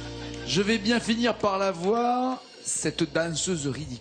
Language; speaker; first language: French; native; French